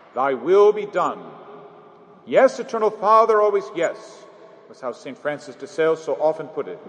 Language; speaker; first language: English; native; English